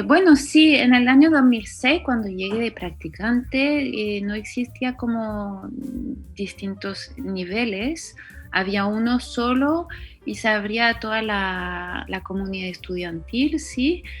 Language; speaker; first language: Spanish; non-native, fluent; French